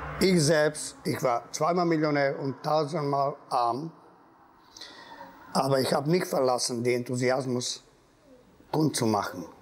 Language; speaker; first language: German; non-native, learner; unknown